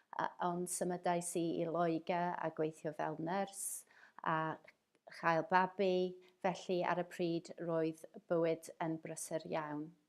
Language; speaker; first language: Welsh; non-native, fluent; English